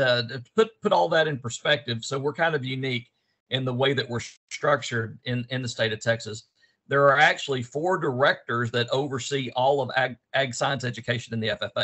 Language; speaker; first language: English; native; English